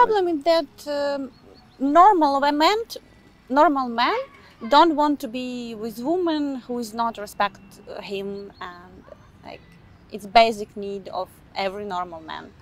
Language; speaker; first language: English; non-native, fluent; Ukrainian